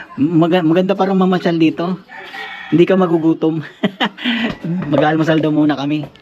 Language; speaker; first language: Filipino; native; Filipino